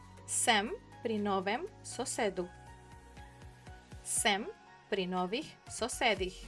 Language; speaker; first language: Slovenian; non-native, fluent; Spanish